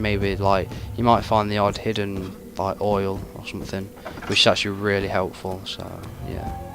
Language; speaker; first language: English; native; English